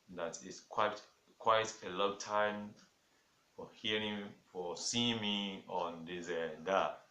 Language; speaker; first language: English; non-native, local second language; Yoruba